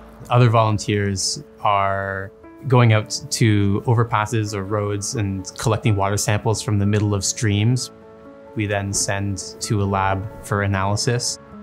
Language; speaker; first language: English; native; English